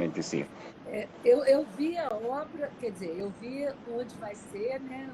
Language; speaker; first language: Portuguese; native; Portuguese